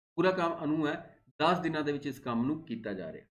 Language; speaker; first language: Hindi; non-native, local second language; Punjabi